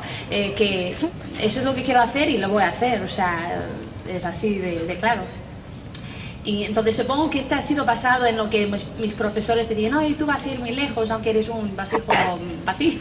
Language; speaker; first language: Spanish; non-native, fluent; English